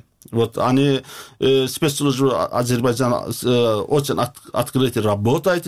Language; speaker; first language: Russian; non-native, learner; Azerbaijani